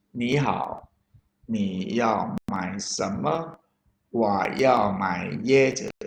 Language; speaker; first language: Chinese; non-native, fluent; Thai